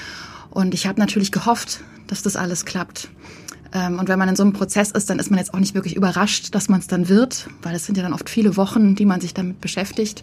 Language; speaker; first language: German; native; German